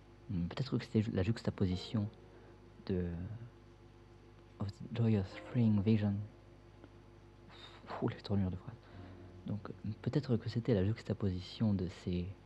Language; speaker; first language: French; native; French